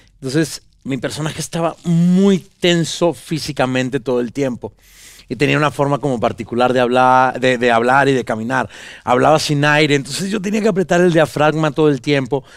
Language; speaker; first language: Spanish; native; Spanish